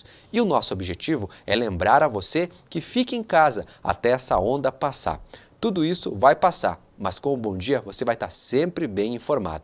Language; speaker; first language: Portuguese; native; Portuguese